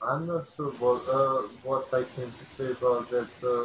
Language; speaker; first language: English; non-native, learner; Bosnian